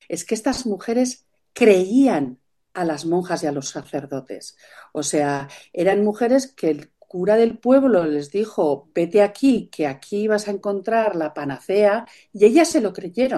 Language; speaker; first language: Spanish; native; Spanish